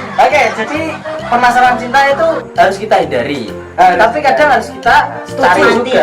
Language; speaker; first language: Indonesian; non-native, local second language; Javanese